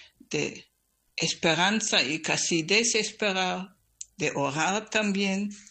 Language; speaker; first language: Spanish; non-native, fluent; German